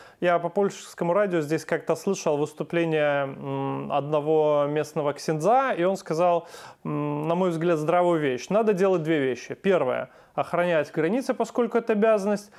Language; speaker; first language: Russian; native; Russian